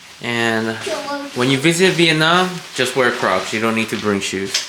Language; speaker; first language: English; non-native, fluent; Spanish